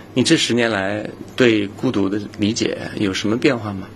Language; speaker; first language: Chinese; non-native, fluent; English